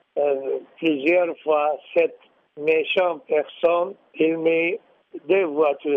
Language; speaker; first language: French; non-native, learner; Arabic